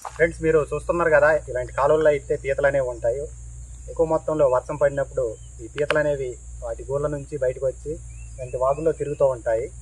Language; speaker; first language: Telugu; non-native, local second language; Koya